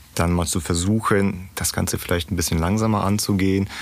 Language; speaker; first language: German; early bilingual, other home language; Russian